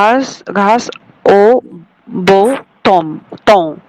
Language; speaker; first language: French; non-native, learner; Bangla